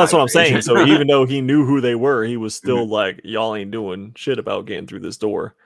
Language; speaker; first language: English; native; English